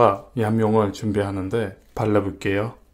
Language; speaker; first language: Korean; non-native, fluent; Dutch